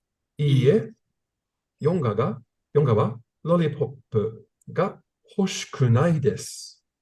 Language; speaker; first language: Japanese; non-native, learner; English